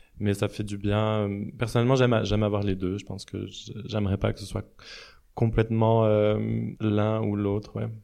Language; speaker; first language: French; native; French